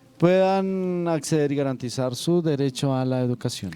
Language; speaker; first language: Spanish; native; Spanish